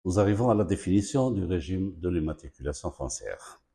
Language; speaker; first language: French; non-native, local second language; Arabic